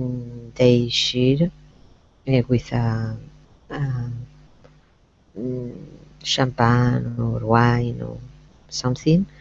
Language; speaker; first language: English; non-native, learner; Spanish